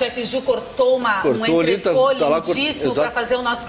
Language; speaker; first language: Portuguese; native; Portuguese